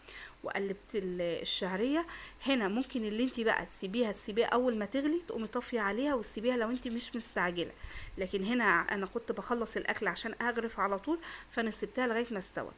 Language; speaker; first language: Arabic; native; Arabic